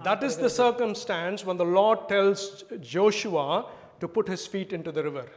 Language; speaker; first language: English; non-native, local second language; Tamil